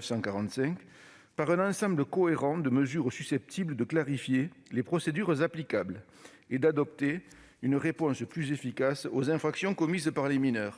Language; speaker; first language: French; native; French